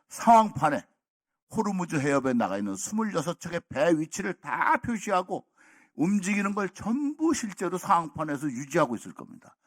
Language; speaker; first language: Korean; native; Korean